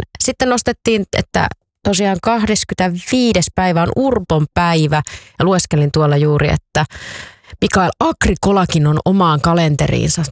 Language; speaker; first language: Finnish; native; Finnish